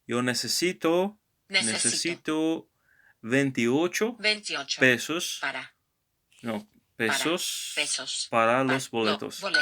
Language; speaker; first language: Spanish; non-native, learner; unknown